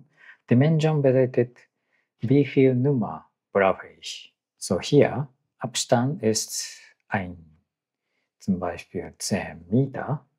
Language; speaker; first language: German; non-native, learner; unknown